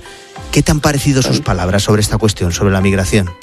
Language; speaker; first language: Spanish; native; Spanish